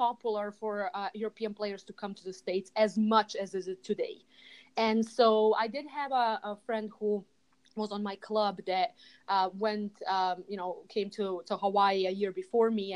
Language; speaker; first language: English; non-native, fluent; Serbian